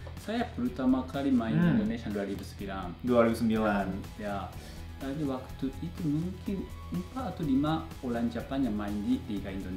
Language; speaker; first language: Indonesian; non-native, learner; Japanese